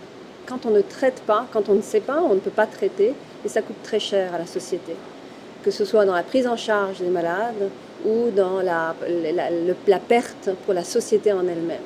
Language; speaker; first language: French; native; French